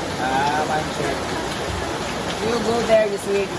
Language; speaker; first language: English; non-native, learner; Cebuano